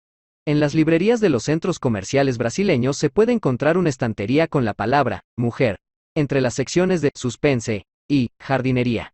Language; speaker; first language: Spanish; native; Spanish